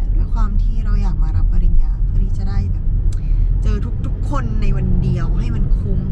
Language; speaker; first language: Thai; non-native, fluent; Korean